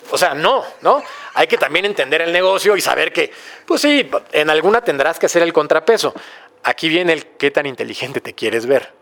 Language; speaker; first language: Spanish; native; Spanish